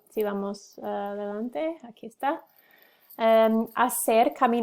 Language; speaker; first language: Spanish; non-native, fluent; English